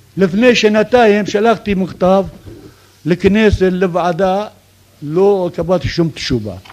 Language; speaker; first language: Hebrew; non-native, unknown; Kurdish